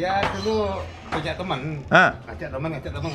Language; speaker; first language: Indonesian; non-native, local second language; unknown